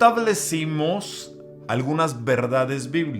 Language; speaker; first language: Spanish; native; Spanish